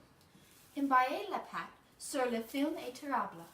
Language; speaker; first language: French; non-native, learner; English